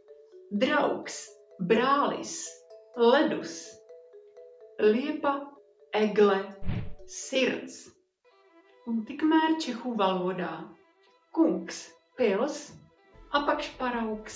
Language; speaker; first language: Latvian; non-native, fluent; Czech